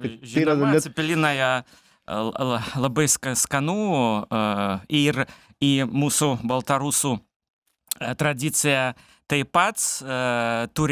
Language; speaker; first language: Lithuanian; non-native, learner; Belarusian